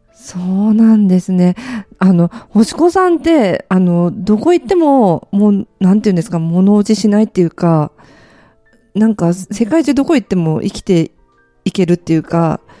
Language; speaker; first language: Japanese; native; Japanese